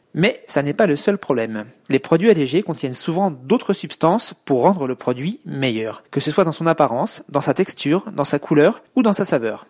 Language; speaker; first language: French; native; French